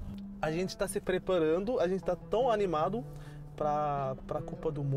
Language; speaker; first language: Portuguese; non-native, learner; Arabic